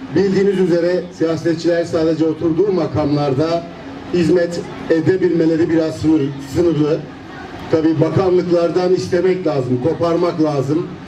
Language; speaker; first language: Turkish; native; Turkish